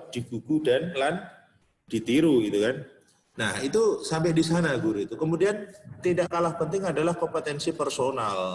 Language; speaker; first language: Indonesian; non-native, local second language; Javanese